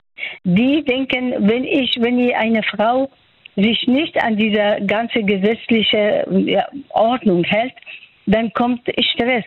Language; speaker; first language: German; non-native, fluent; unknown